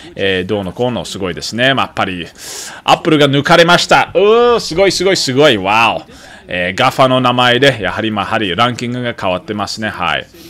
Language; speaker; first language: Japanese; early bilingual, other home language; English